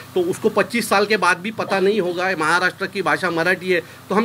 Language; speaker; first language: Hindi; non-native, local second language; Marathi